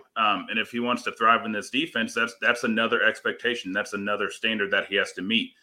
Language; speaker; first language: English; native; English